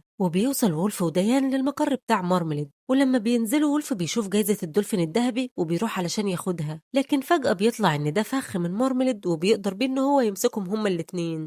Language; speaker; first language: Arabic; native; Arabic